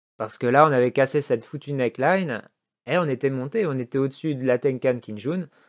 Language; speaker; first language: French; native; French